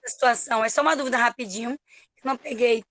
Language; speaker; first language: Portuguese; native; Portuguese